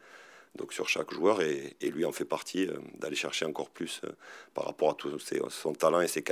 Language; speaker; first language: French; native; French